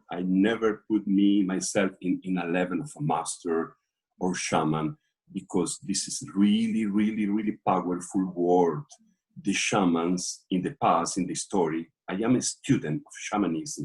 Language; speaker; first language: English; non-native, learner; Portuguese